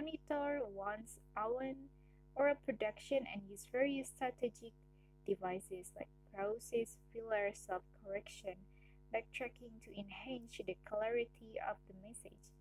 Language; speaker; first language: English; non-native, learner; Indonesian